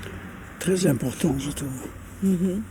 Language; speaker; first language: French; non-native, local second language; Dutch